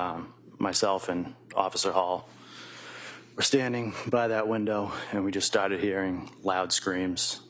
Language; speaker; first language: English; native; English